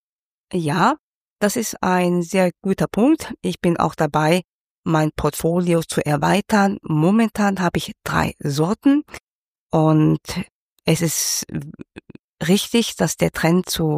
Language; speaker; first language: German; non-native, fluent; Cantonese